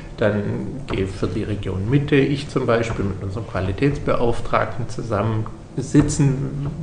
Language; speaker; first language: German; native; German